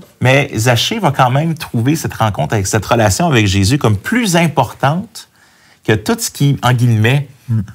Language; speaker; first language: French; native; French